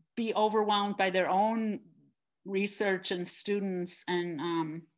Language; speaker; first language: English; native; English